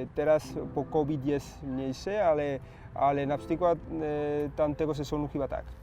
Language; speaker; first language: Polish; non-native, learner; Spanish